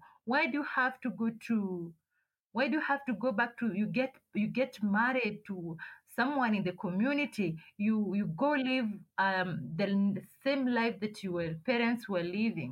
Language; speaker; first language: English; non-native, local second language; Masai